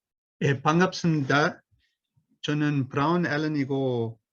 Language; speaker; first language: Korean; non-native, learner; English